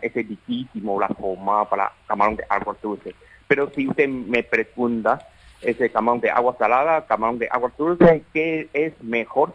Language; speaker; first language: Spanish; non-native, learner; Chinese